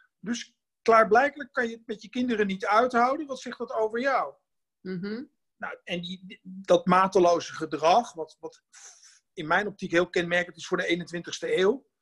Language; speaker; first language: Dutch; native; Dutch